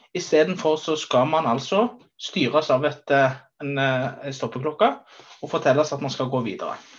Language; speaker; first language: Norwegian; native; Norwegian